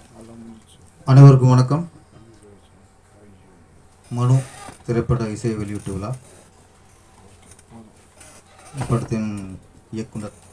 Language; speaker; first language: Tamil; native; Tamil